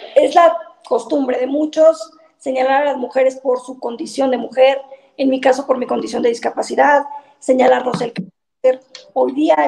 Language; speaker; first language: Spanish; native; Spanish